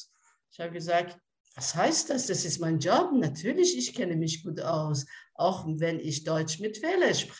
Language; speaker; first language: German; non-native, fluent; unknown